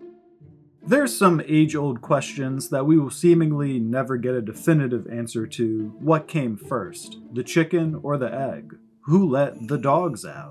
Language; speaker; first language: English; native; English